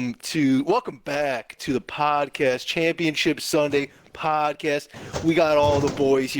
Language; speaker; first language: English; native; English